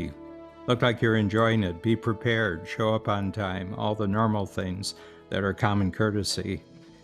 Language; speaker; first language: English; native; English